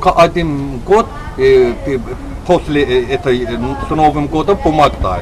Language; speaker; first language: Russian; non-native, learner; Azerbaijani